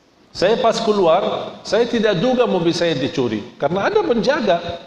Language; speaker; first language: Indonesian; non-native, fluent; Arabic